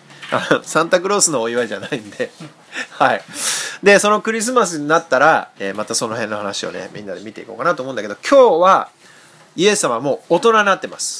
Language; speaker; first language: Japanese; native; Japanese